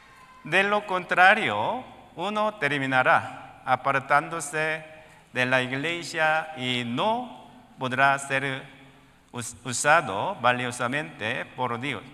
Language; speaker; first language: Spanish; non-native, learner; Korean